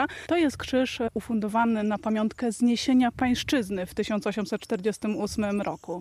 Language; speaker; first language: Polish; native; Polish